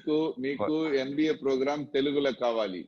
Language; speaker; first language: Telugu; non-native, local second language; Tamil